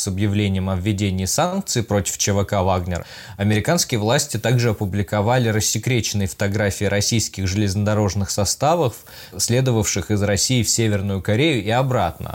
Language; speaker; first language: Russian; native; Russian